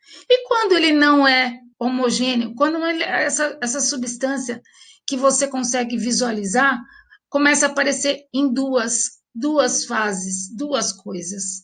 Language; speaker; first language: Portuguese; native; Portuguese